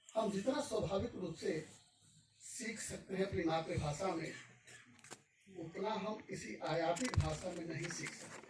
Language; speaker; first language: Hindi; native; Hindi